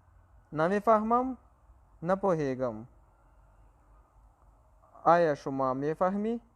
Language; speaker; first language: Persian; non-native, local second language; Pashto